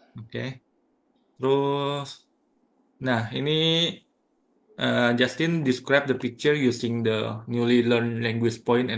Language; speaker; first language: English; non-native, fluent; Indonesian